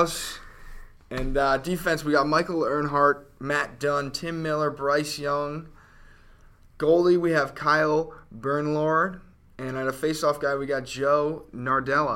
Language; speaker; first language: English; native; English